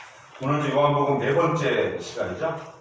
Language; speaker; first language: Korean; native; Korean